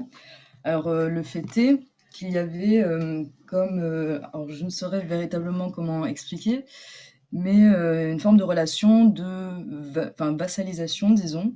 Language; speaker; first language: French; native; French